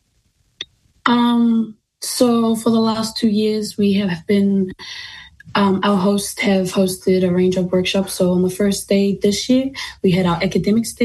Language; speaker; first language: English; native; English